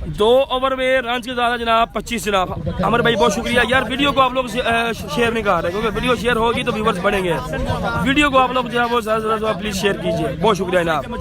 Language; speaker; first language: Urdu; non-native, local second language; Punjabi